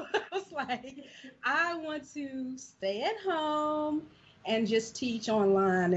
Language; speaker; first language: English; native; English